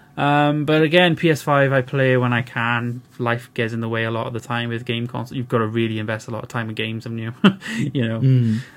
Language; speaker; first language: English; native; English